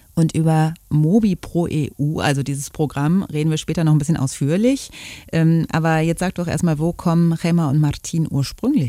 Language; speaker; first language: German; native; German